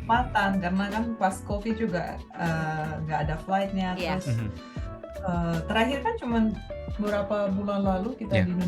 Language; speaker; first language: Indonesian; non-native, fluent; Russian